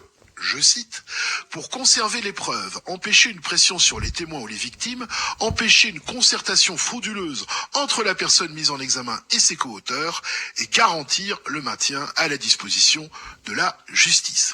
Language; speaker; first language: French; native; French